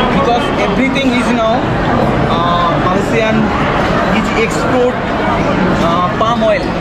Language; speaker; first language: English; non-native, learner; Bangla